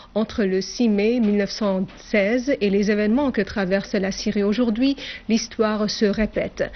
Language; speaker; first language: French; non-native, fluent; Arabic